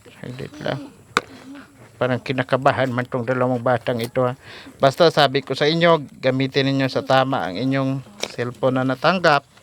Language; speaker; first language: Filipino; native; Filipino